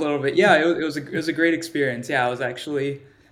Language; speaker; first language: English; early bilingual, other home language; Swahili